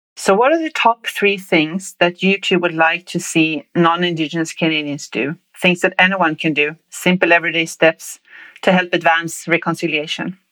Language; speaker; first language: English; non-native, fluent; Swedish